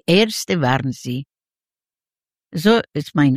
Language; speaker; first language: German; non-native, learner; Yiddish